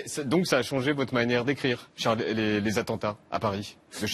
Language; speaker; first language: French; native; French